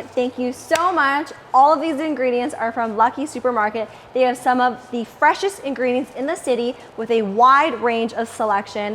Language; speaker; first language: English; native; English